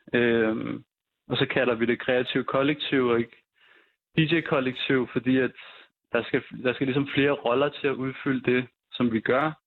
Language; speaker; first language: Danish; early bilingual, other home language; Punjabi